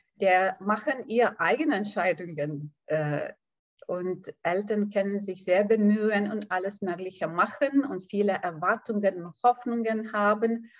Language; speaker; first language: German; non-native, fluent; Lithuanian